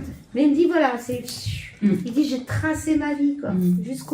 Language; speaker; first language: French; native; French